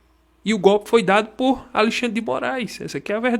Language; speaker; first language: Portuguese; native; Portuguese